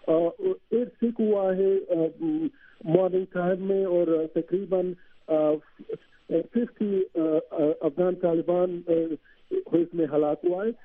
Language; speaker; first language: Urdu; non-native, learner; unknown